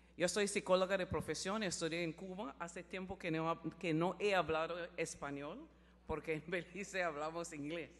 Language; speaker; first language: Spanish; non-native, learner; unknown